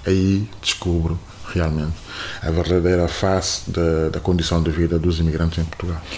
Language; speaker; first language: Portuguese; non-native, fluent; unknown